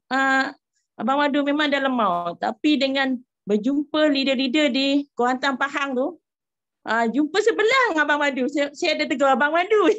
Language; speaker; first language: Malay; native; Malay